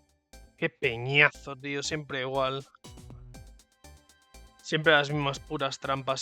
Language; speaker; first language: Spanish; native; Spanish